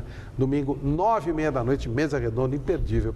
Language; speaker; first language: Portuguese; native; Portuguese